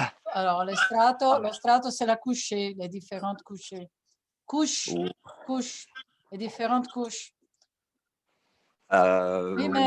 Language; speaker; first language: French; non-native, fluent; Italian